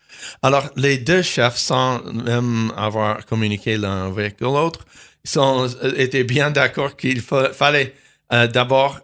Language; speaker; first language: French; non-native, fluent; English